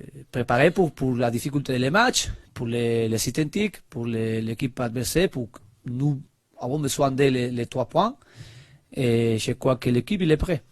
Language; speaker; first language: French; non-native, learner; Spanish